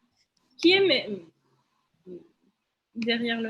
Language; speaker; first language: French; non-native, fluent; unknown